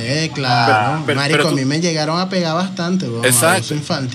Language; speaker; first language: Spanish; native; Spanish